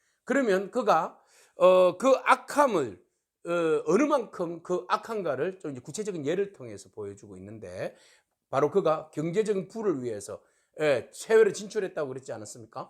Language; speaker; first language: Korean; native; Korean